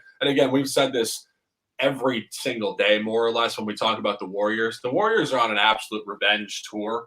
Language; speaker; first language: English; native; English